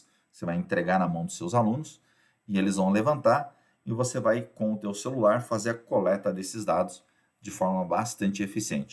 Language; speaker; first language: Portuguese; native; Portuguese